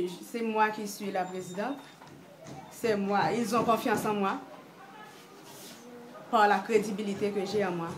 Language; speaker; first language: French; non-native, local second language; Haitian Creole